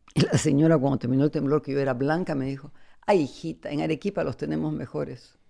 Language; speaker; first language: Spanish; native; Spanish